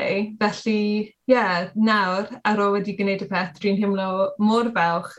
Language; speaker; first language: Welsh; non-native, learner; English